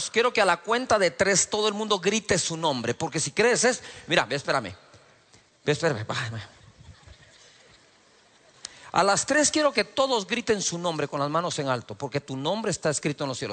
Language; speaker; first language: Spanish; native; Spanish